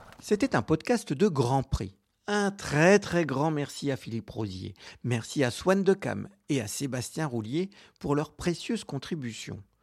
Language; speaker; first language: French; native; French